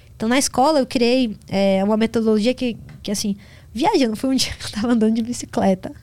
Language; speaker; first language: Portuguese; native; Portuguese